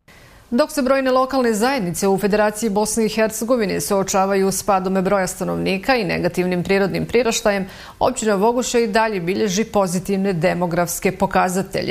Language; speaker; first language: Serbian; native; Serbian